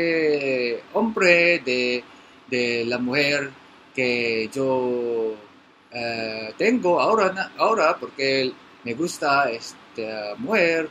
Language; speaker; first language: Spanish; non-native, learner; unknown